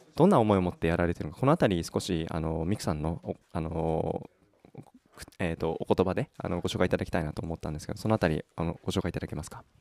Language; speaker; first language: Japanese; native; Japanese